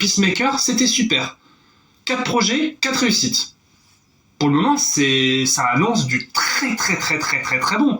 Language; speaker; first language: French; native; French